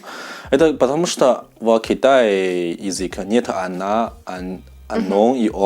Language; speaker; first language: Russian; non-native, learner; Chinese